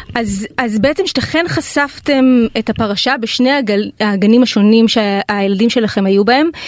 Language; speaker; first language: Hebrew; native; Hebrew